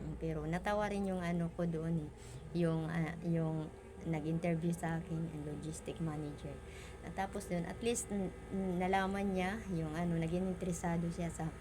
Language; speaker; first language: Filipino; non-native, local second language; Waray